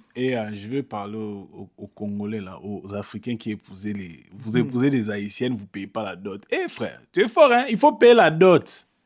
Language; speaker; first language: French; non-native, local second language; Lingala